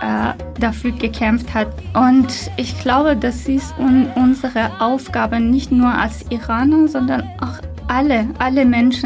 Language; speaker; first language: German; non-native, fluent; Persian